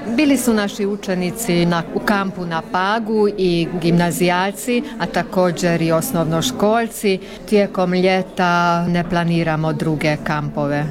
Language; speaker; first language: Croatian; early bilingual, heritage; Croatian